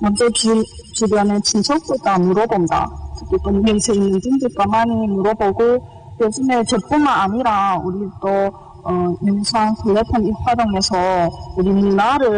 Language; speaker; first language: Korean; early bilingual, heritage; Korean